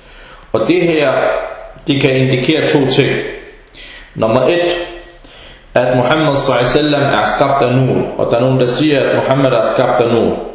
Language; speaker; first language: Danish; early bilingual, other home language; Arabic